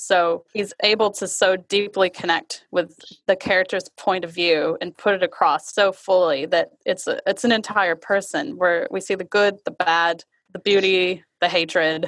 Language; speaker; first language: English; native; English